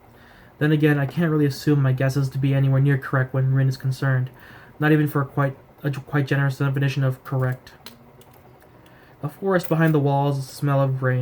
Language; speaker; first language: English; native; English